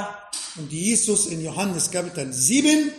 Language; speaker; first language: German; non-native, fluent; Arabic